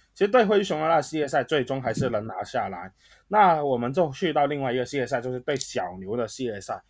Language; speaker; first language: Chinese; non-native, local second language; Cantonese